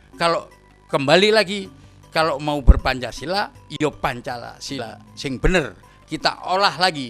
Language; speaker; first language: Indonesian; native; Indonesian